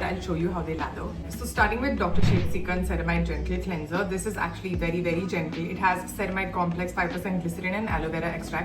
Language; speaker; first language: English; native; English